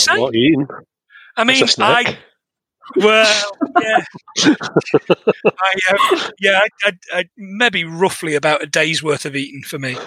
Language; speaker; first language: English; native; English